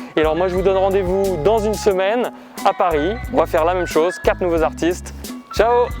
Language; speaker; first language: French; native; French